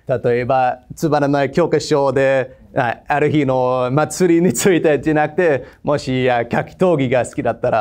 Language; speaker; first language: Japanese; non-native, fluent; English